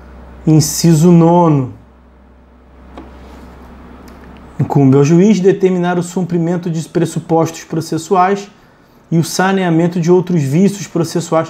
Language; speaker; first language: Portuguese; native; Portuguese